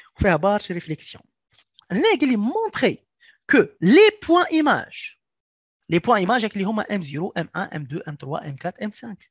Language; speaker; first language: French; non-native, local second language; Arabic